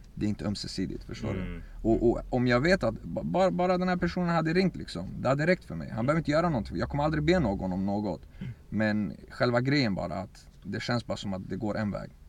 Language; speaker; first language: Swedish; early bilingual, other home language; Kurdish